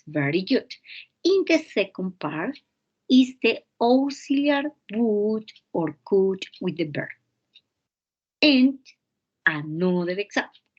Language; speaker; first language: English; non-native, fluent; Spanish